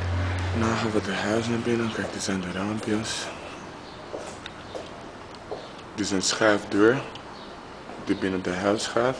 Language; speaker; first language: Dutch; non-native, fluent; Portuguese